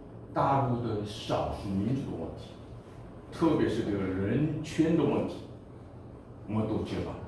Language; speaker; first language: Chinese; non-native, fluent; Korean